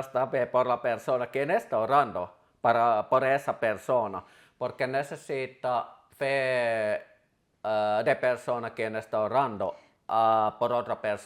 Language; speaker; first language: Spanish; non-native, fluent; Finnish